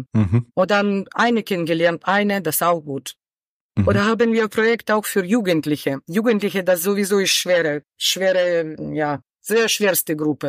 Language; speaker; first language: German; non-native, learner; Ukrainian